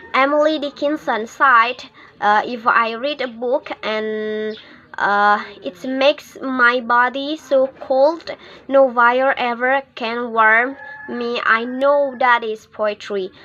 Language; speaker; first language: English; non-native, learner; Indonesian